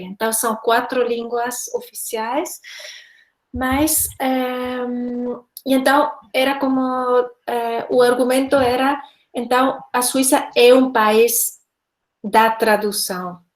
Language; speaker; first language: Portuguese; non-native, fluent; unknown